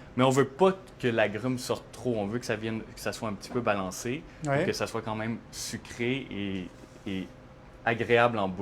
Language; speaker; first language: French; native; French